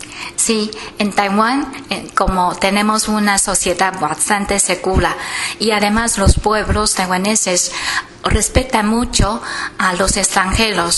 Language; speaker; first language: Spanish; non-native, fluent; Chinese